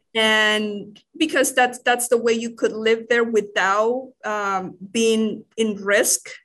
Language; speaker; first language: English; non-native, fluent; Spanish